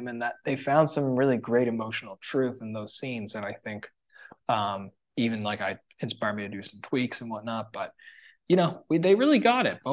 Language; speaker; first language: English; native; English